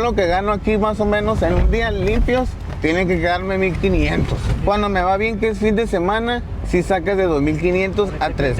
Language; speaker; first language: Spanish; native; Spanish